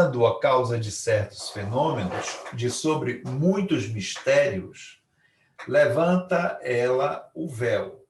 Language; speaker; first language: Portuguese; native; Portuguese